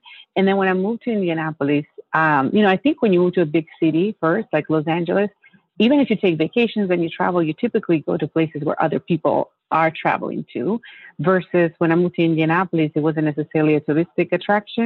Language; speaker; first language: English; non-native, fluent; Italian